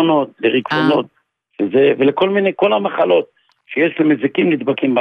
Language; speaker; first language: Hebrew; native; Hebrew